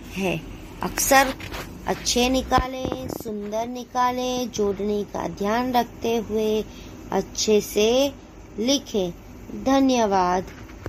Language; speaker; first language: Hindi; non-native, local second language; Gujarati